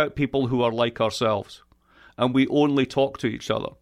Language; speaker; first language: English; native; English